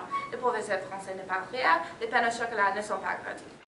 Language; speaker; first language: French; non-native, learner; English